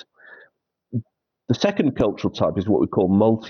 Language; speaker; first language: English; native; English